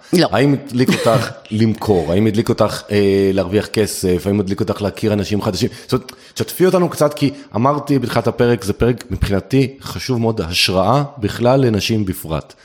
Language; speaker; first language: Hebrew; native; Hebrew